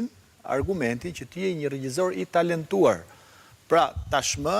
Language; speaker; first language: Albanian; native; Albanian